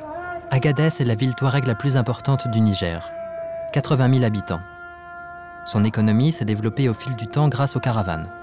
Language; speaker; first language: French; native; French